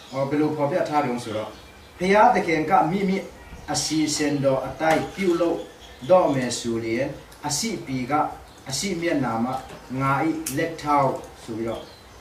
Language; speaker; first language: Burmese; non-native, local second language; Tedim Chin